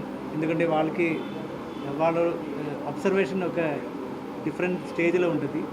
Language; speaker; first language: Telugu; non-native, learner; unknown